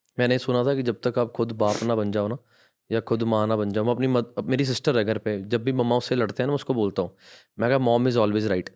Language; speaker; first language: Hindi; non-native, local second language; Punjabi